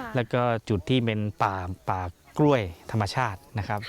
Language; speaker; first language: Thai; native; Thai